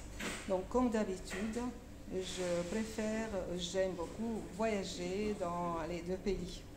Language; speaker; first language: French; non-native, fluent; Romanian